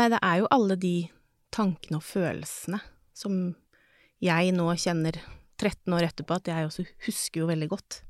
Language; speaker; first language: Norwegian; native; Norwegian